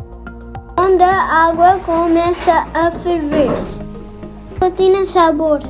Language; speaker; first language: Portuguese; early bilingual, other home language; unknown